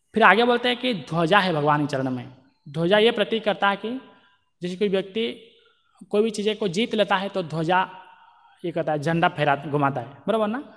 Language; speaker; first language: Hindi; non-native, local second language; Marathi